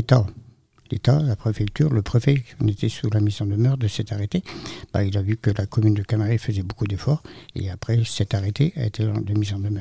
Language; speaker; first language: French; native; French